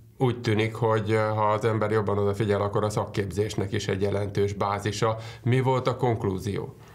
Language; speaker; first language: Hungarian; native; Hungarian